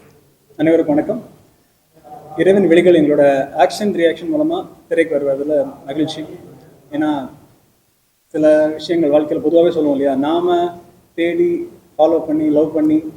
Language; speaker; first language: Tamil; native; Tamil